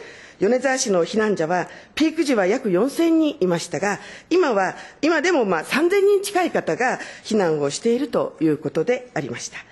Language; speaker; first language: Japanese; native; Japanese